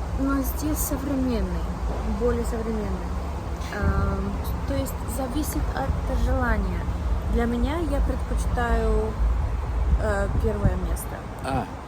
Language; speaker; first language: Russian; non-native, learner; English